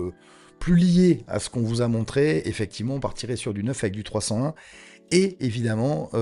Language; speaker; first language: French; native; French